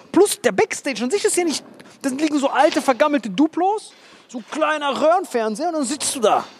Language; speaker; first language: German; early bilingual, other home language; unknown